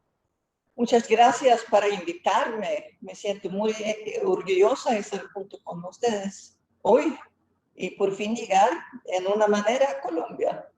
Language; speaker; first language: Spanish; non-native, fluent; Swedish